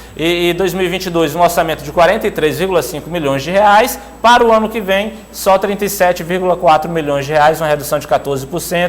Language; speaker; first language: Portuguese; native; Portuguese